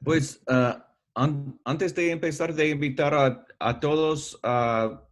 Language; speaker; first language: Spanish; non-native, learner; English